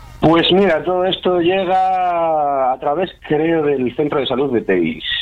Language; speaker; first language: Spanish; early bilingual, other home language; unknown